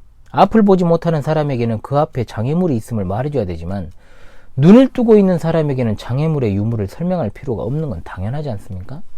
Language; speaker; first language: Korean; native; Korean